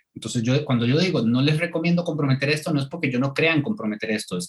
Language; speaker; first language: Spanish; native; Spanish